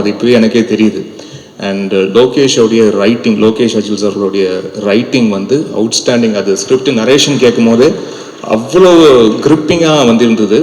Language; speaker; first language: Tamil; native; Tamil